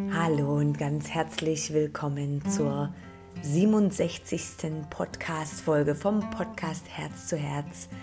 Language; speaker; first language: German; native; German